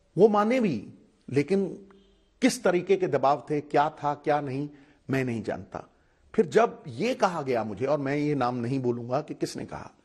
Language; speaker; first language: Hindi; non-native, local second language; Punjabi